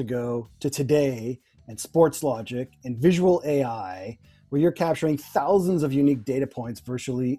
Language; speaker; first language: English; native; English